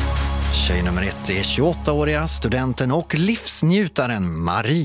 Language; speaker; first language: Swedish; native; Swedish